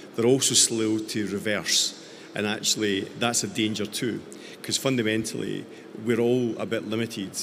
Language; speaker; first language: English; native; English